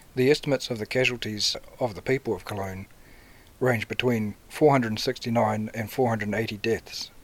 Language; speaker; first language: English; native; English